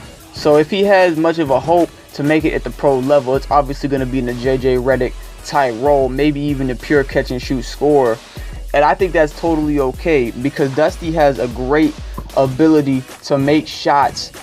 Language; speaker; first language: English; native; English